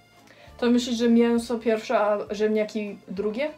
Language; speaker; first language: Polish; early bilingual, heritage; English